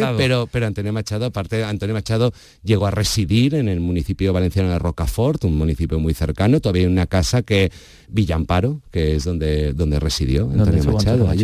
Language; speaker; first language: Spanish; native; Spanish